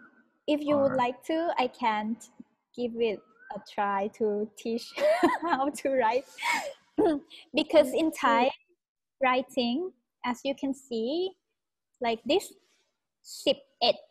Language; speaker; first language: English; non-native, fluent; Thai